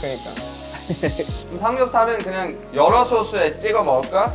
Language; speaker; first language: Korean; non-native, fluent; English